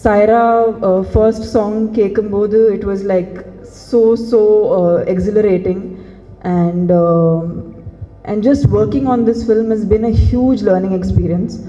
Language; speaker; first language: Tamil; non-native, fluent; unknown